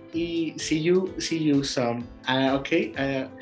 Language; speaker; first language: English; non-native, learner; Spanish